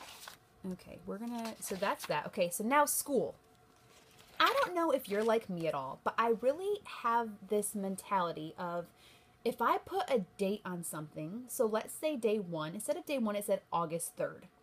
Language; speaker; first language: English; native; English